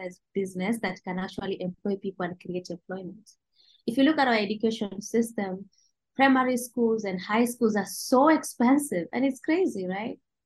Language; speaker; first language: English; non-native, local second language; Kalenjin